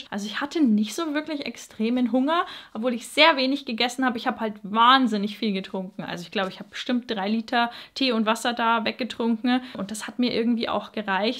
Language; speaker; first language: German; native; German